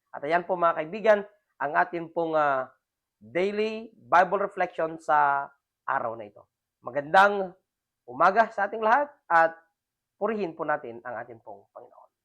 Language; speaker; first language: Filipino; non-native, local second language; Iloko